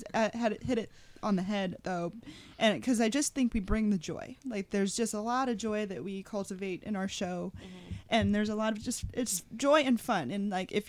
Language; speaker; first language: English; native; English